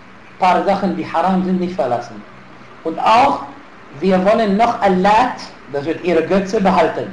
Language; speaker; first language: German; non-native, fluent; Arabic